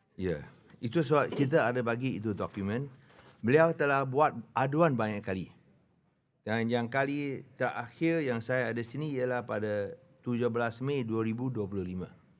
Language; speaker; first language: Malay; non-native, local second language; Chinese